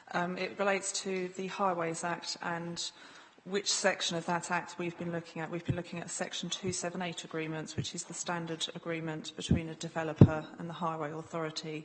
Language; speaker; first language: English; native; English